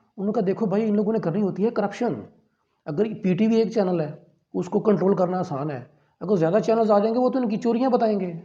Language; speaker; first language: Urdu; non-native, local second language; Punjabi